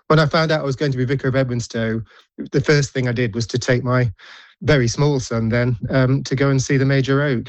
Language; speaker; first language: English; native; English